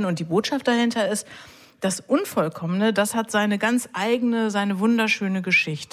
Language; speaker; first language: German; native; German